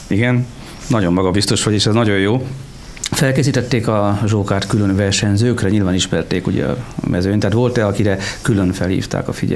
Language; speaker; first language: Hungarian; native; Hungarian